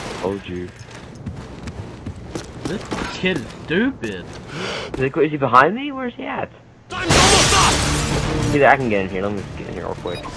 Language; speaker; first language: English; native; English